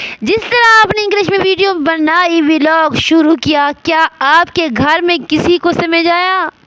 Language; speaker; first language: Urdu; non-native, local second language; Saraiki